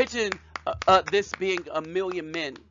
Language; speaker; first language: English; native; English